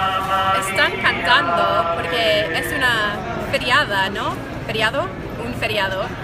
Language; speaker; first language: Spanish; non-native, learner; English